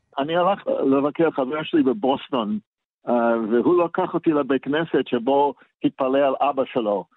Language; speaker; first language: Hebrew; non-native, fluent; English